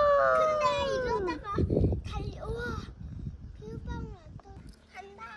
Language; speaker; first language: Korean; early bilingual, heritage; Korean